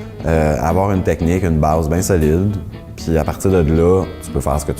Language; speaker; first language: French; native; French